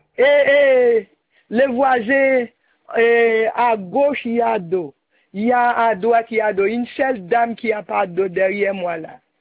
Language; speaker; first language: French; non-native, local second language; Haitian Creole